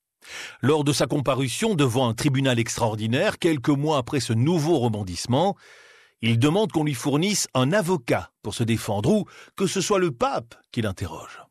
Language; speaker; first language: French; native; French